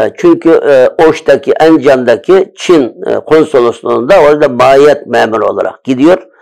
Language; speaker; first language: Turkish; early bilingual, other home language; Uyghur